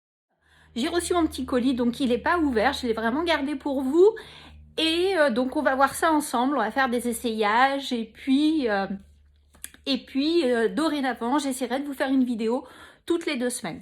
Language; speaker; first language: French; native; French